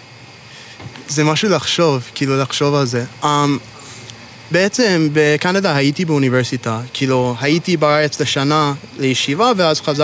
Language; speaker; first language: Hebrew; non-native, fluent; English